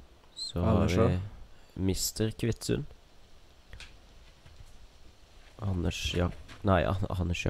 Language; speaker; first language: Norwegian; native; Norwegian